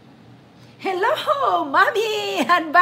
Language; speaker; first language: English; non-native, local second language; Filipino